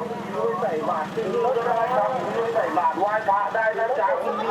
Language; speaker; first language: Thai; native; Thai